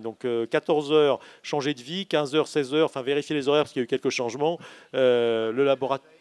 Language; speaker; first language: French; native; French